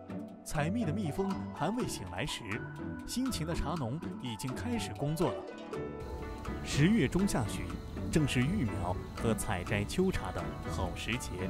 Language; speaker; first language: Chinese; native; Chinese